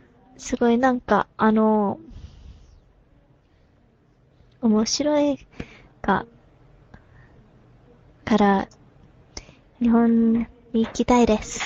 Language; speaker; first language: Japanese; non-native, learner; English